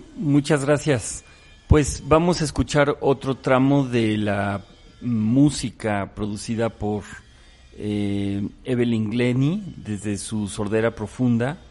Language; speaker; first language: Spanish; native; Spanish